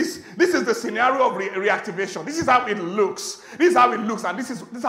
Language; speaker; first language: English; non-native, local second language; Yoruba